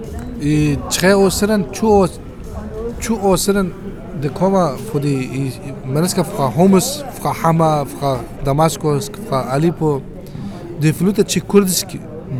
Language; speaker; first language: Danish; non-native, learner; Kurdish